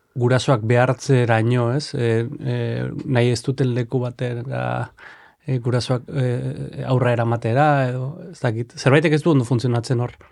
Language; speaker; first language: Basque; native; Basque